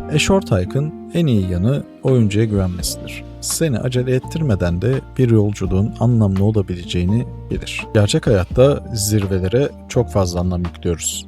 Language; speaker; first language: Turkish; native; Turkish